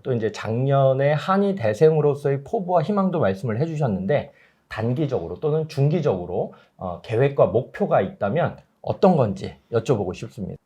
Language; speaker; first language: Korean; native; Korean